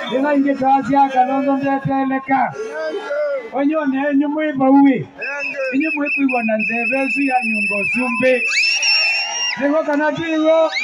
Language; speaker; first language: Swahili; non-native, local second language; Kamba